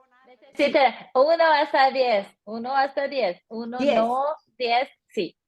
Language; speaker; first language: Spanish; non-native, learner; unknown